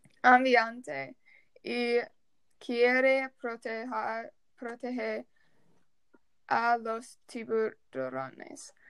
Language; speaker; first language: Spanish; non-native, learner; English